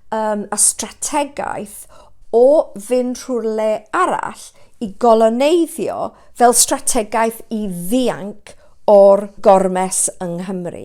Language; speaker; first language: Welsh; non-native, local second language; English